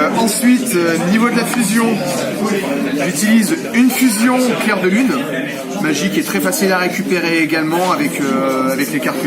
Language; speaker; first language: French; native; French